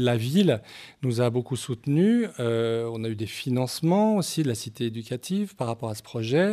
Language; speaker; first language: French; native; French